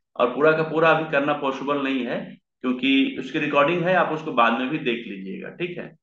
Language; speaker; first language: Hindi; native; Hindi